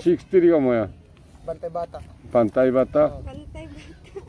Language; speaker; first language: Filipino; non-native, learner; Korean